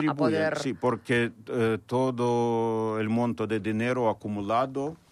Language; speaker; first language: Spanish; non-native, fluent; Ukrainian